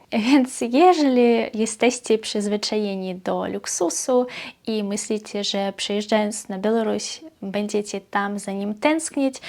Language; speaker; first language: Polish; non-native, fluent; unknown